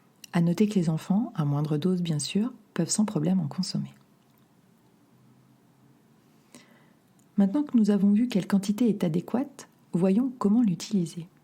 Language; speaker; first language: French; native; French